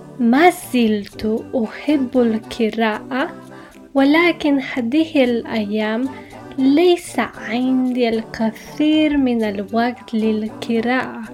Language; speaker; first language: Arabic; non-native, fluent; Polish